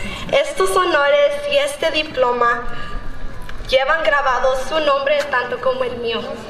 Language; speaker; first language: Spanish; early bilingual, heritage; Spanish